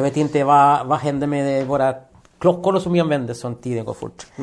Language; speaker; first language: Swedish; non-native, fluent; Spanish